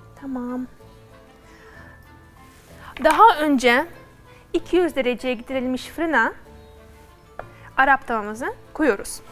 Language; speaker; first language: Turkish; non-native, fluent; Russian